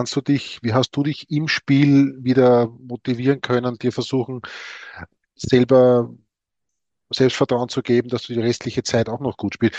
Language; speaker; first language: German; native; German